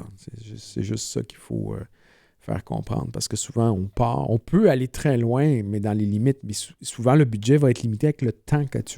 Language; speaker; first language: French; native; French